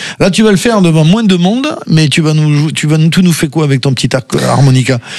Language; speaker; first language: French; native; French